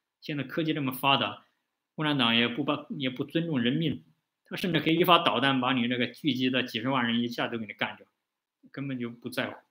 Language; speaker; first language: Chinese; native; Chinese